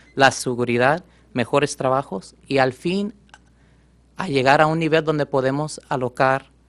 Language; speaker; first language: Spanish; early bilingual, heritage; Spanish